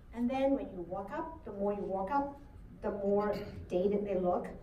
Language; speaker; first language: English; non-native, fluent; Chinese